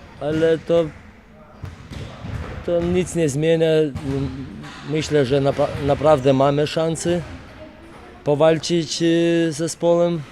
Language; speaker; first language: Polish; non-native, fluent; Lithuanian